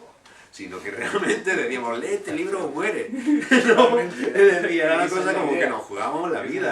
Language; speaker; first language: Spanish; native; Spanish